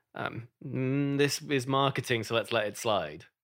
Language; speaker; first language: English; native; English